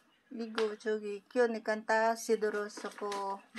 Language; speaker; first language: Korean; non-native, learner; Filipino